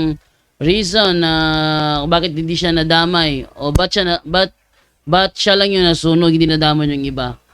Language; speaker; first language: Filipino; native; Filipino